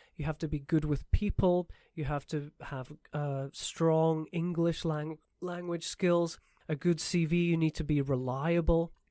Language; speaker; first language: English; native; English